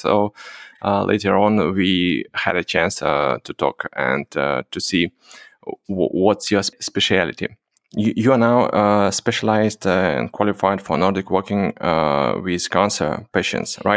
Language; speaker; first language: English; non-native, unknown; Russian